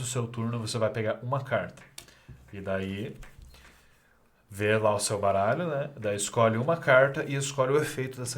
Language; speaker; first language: Portuguese; native; Portuguese